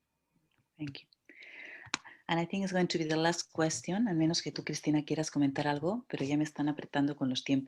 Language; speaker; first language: Spanish; native; Spanish